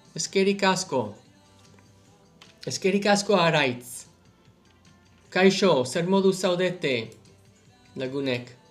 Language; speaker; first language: Basque; non-native, learner; English